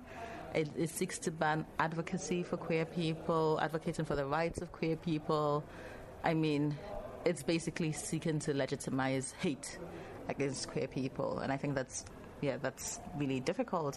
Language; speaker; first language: English; non-native, local second language; Akan